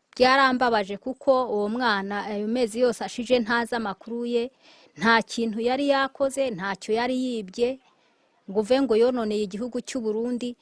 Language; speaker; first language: Kinyarwanda; native; Kinyarwanda